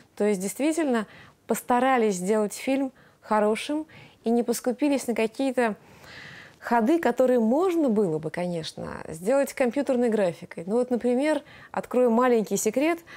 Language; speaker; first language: Russian; non-native, local second language; Tatar